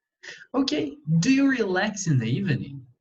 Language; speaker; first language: English; non-native, fluent; Portuguese